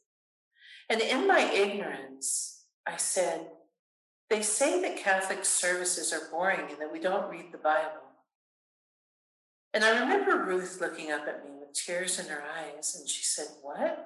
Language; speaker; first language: English; native; English